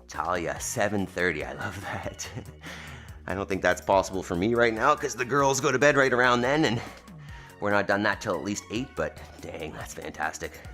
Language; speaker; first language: English; native; English